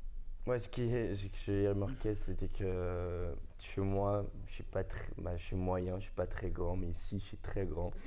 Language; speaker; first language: French; non-native, learner; Dutch